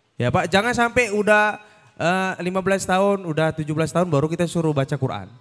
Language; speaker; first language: Indonesian; native; Indonesian